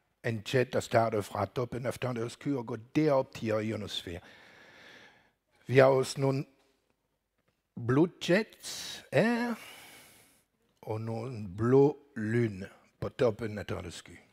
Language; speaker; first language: Danish; non-native, learner; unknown